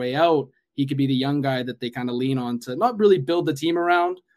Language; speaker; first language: English; native; English